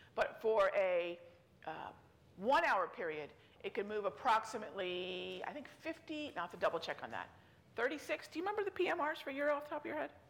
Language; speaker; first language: English; native; English